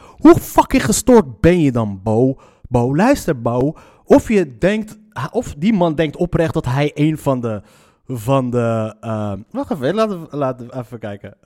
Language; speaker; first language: Dutch; early bilingual, other home language; Arabic